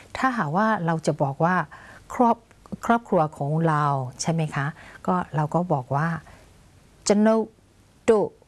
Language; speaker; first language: Thai; non-native, fluent; Burmese